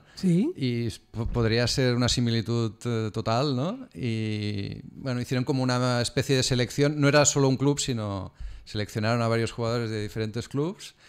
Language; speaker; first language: Spanish; native; Spanish